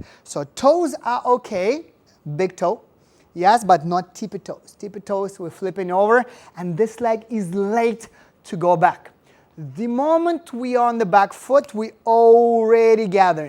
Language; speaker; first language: English; non-native, fluent; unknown